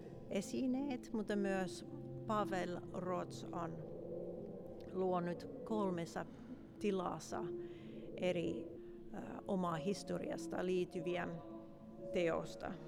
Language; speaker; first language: Finnish; non-native, fluent; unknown